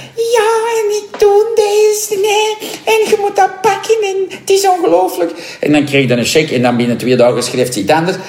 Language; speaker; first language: Dutch; non-native, local second language; French